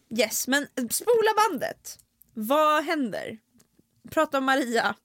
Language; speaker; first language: Swedish; early bilingual, other home language; Finnish